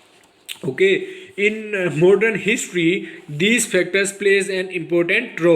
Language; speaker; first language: English; non-native, local second language; Hindi